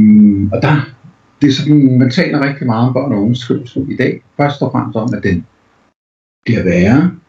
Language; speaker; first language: Danish; native; Danish